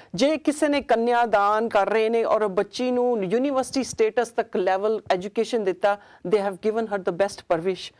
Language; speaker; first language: Punjabi; early bilingual, heritage; Punjabi